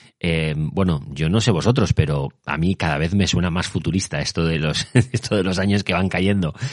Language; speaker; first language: Spanish; native; Spanish